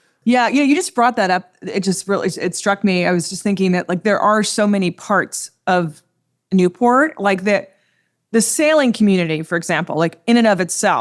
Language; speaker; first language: English; native; English